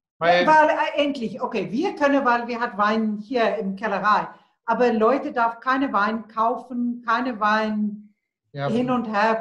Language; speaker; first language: German; non-native, learner; Afrikaans